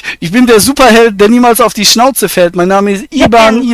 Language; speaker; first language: German; native; German